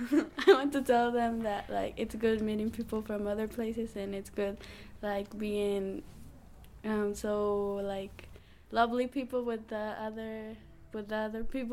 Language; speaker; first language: English; non-native, learner; Spanish